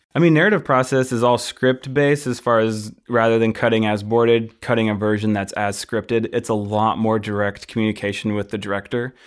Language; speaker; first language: English; native; English